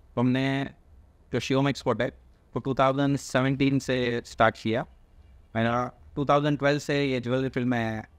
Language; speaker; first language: Hindi; non-native, local second language; Gujarati